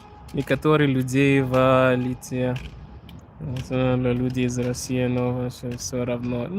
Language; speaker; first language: Russian; non-native, learner; Shona